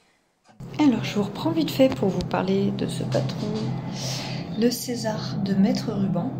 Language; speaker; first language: French; native; French